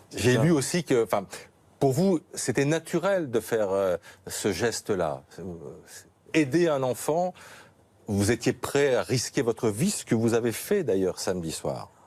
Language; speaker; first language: French; native; French